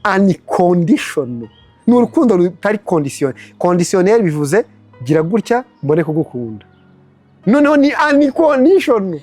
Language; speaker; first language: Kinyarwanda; native; Kinyarwanda